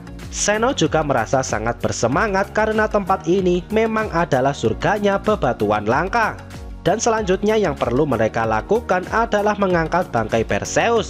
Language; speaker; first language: Indonesian; native; Indonesian